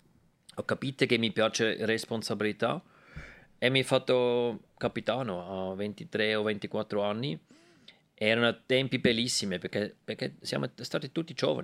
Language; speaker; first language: Italian; non-native, local second language; German